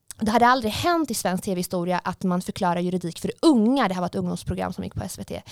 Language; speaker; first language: Swedish; early bilingual, other home language; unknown